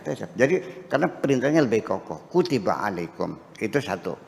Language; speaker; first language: Indonesian; native; Indonesian